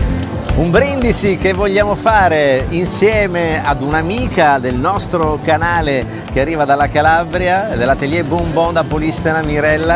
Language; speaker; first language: Italian; native; Italian